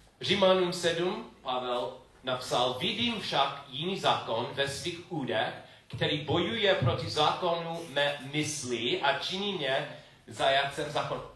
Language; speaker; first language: Czech; non-native, learner; English